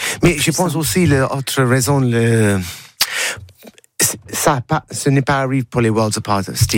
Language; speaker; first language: French; non-native, learner; English